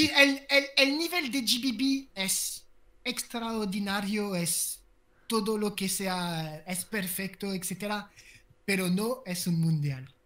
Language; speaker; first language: Spanish; non-native, learner; French